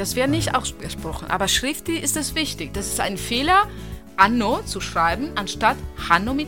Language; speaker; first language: German; non-native, fluent; Italian